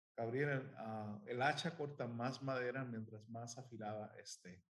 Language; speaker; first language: Spanish; native; Spanish